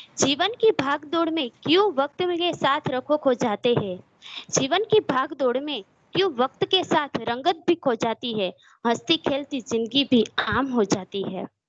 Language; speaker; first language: Hindi; non-native, local second language; Gujarati